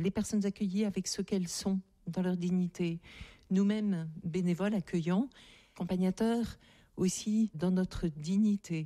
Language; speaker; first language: French; native; French